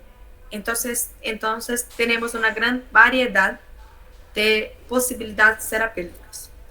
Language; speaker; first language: Spanish; non-native, learner; Portuguese